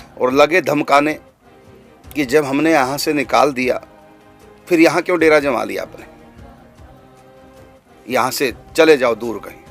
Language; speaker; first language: Hindi; native; Hindi